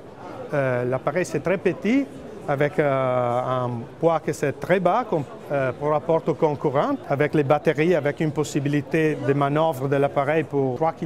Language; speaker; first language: French; non-native, fluent; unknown